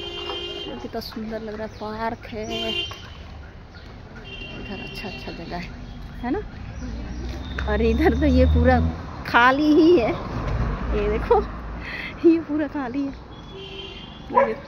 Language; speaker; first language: Hindi; non-native, local second language; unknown